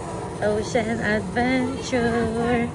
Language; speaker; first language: English; non-native, local second language; Filipino